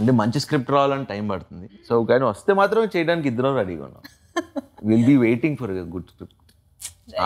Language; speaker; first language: Telugu; native; Telugu